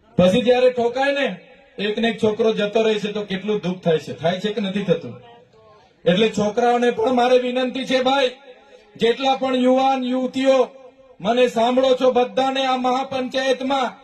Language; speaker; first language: Gujarati; non-native, local second language; Vasavi